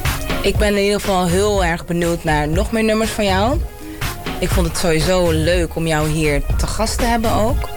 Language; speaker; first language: Dutch; native; Dutch